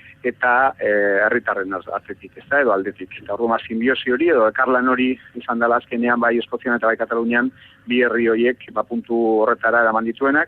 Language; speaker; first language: Basque; native; Basque